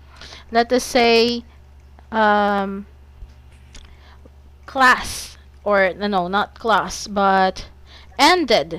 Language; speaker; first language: English; non-native, fluent; Cebuano